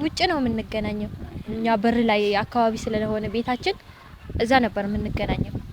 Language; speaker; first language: Amharic; non-native, local second language; Tigrinya